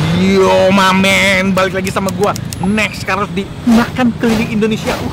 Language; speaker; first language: Indonesian; native; Indonesian